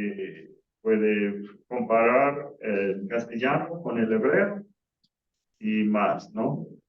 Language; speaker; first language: Spanish; non-native, fluent; English